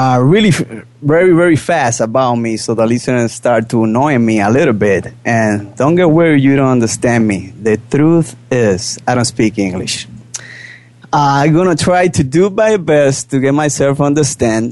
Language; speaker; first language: English; non-native, fluent; Spanish